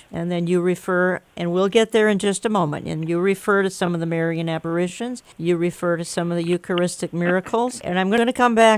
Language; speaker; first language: English; native; English